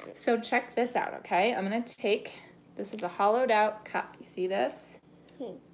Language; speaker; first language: English; native; English